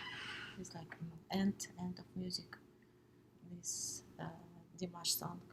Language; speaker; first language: English; non-native, learner; Russian